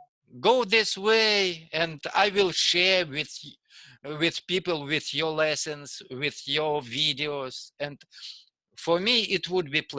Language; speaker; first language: English; non-native, learner; Russian